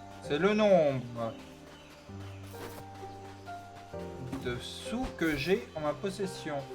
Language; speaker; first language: French; native; French